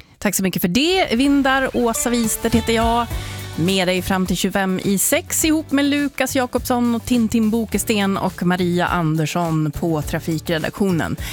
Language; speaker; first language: Swedish; native; Swedish